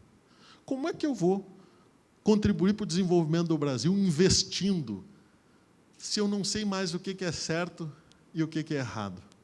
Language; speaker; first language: Portuguese; native; Portuguese